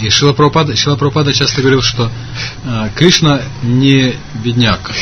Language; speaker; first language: Russian; native; Russian